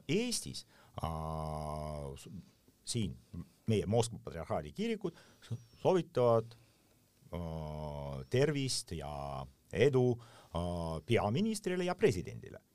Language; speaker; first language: Estonian; non-native, local second language; Russian